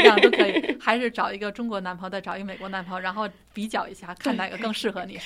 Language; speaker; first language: Chinese; native; Chinese